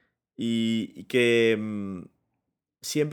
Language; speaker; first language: Spanish; native; Spanish